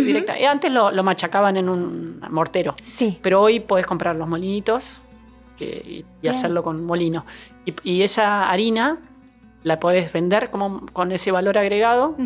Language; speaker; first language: Spanish; native; Spanish